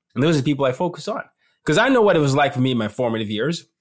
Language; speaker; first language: English; non-native, local second language; Yoruba